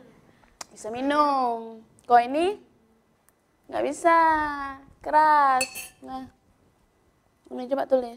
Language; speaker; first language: Indonesian; native; Indonesian